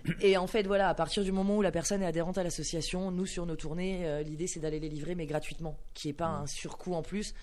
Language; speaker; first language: French; native; French